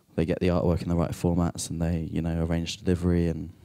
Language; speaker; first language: English; native; English